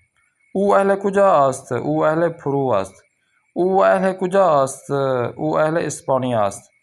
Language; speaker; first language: Persian; non-native, fluent; Urdu